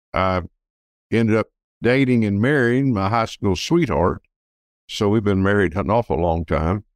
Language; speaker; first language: English; native; English